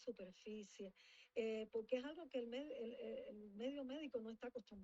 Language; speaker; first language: Spanish; native; Spanish